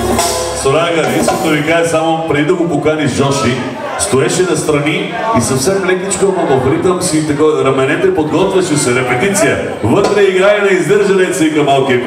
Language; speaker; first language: Bulgarian; non-native, local second language; Turkish